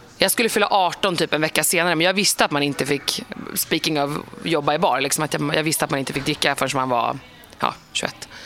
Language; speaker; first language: Swedish; native; Swedish